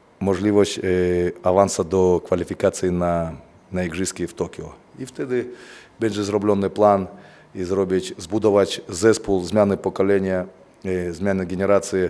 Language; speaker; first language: Polish; non-native, fluent; Russian